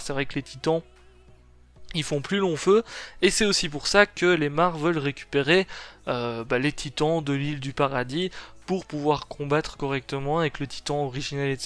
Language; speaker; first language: French; native; French